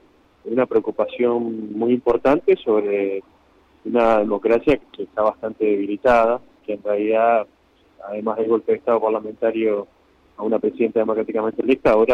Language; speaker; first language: Spanish; native; Spanish